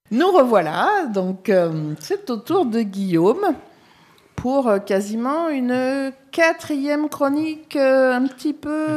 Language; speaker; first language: French; native; French